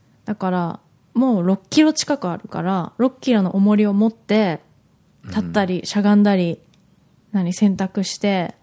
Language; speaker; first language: Japanese; early bilingual, heritage; Japanese